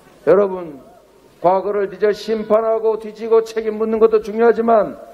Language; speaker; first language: Korean; native; Korean